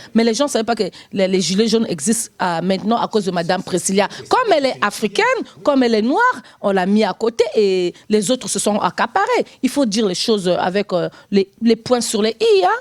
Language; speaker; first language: French; non-native, local second language; Lingala